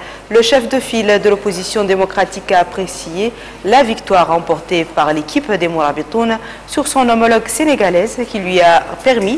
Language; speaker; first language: French; non-native, local second language; Arabic